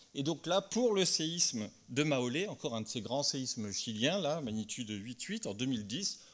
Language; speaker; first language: French; native; French